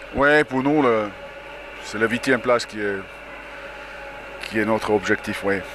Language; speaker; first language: French; non-native, fluent; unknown